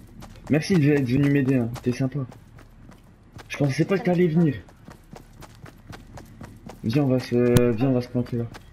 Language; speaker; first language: French; native; French